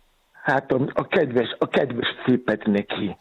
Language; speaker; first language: Hungarian; non-native, learner; Yoruba